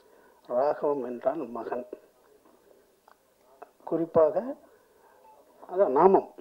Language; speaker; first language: Tamil; native; Tamil